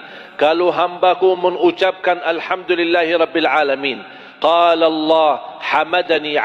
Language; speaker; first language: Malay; non-native, fluent; Arabic